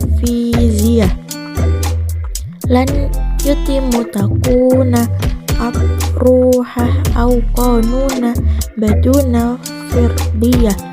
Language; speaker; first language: Arabic; non-native, learner; Indonesian